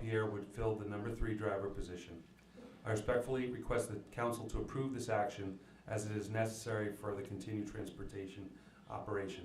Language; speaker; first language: English; native; English